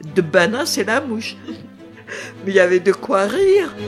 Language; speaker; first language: French; non-native, local second language; Kabyle